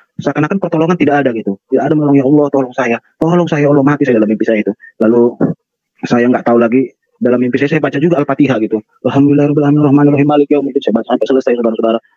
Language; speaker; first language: Indonesian; native; Indonesian